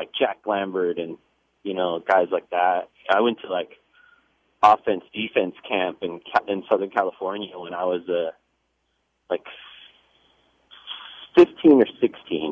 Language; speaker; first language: English; native; English